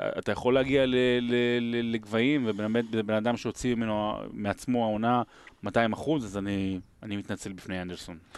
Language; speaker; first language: Hebrew; native; Hebrew